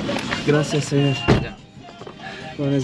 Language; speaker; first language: Spanish; non-native, learner; Turkish